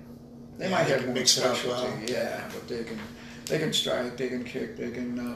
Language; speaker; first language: English; native; English